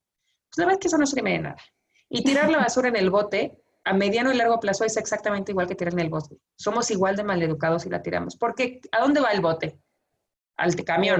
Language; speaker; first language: Spanish; native; Spanish